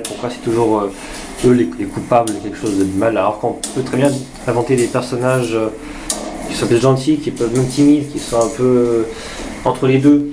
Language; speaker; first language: French; native; French